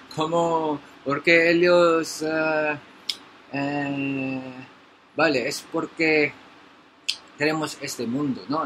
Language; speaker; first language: Spanish; non-native, learner; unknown